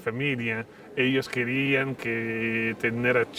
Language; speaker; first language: Spanish; non-native, fluent; French